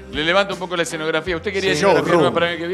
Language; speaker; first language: Spanish; native; Spanish